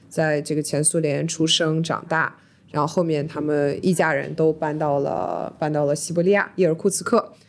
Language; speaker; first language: Chinese; early bilingual, heritage; Chinese